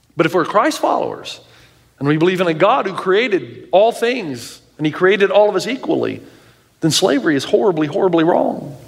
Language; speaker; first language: English; native; English